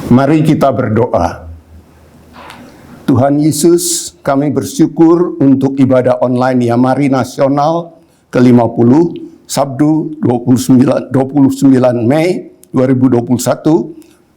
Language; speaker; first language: Indonesian; native; Indonesian